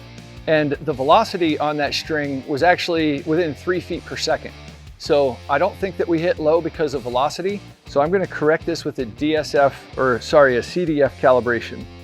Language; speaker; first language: English; native; English